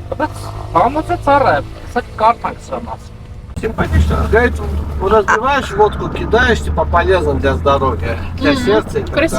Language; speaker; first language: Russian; non-native, fluent; Armenian